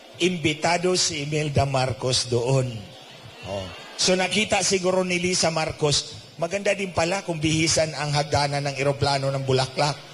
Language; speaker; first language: Filipino; non-native, local second language; Cebuano